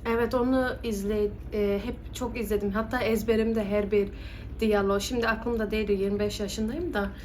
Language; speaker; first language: Turkish; early bilingual, heritage; Turkish